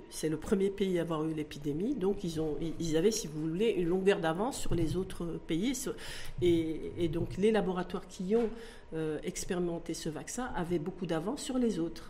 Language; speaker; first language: French; non-native, local second language; Arabic